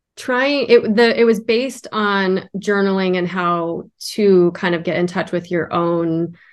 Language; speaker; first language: English; native; English